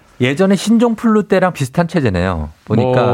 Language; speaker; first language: Korean; native; Korean